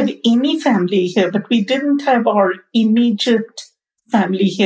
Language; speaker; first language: English; non-native, local second language; Bangla